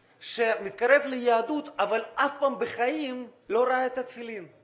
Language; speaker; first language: Hebrew; non-native, fluent; Russian